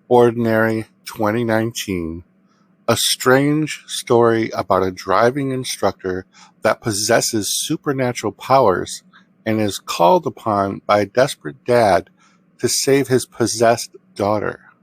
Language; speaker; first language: English; native; English